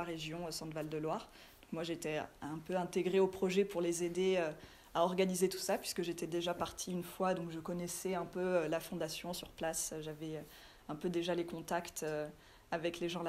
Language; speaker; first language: French; native; French